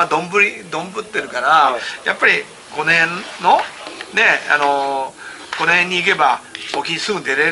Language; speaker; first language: Japanese; native; Japanese